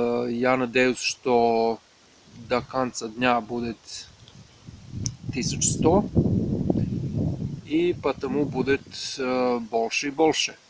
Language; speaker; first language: Russian; non-native, learner; Serbian